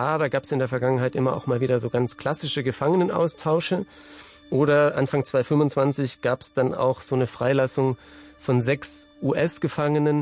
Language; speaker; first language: German; native; German